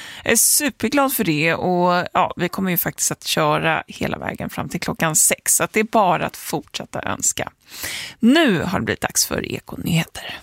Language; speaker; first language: Swedish; native; Swedish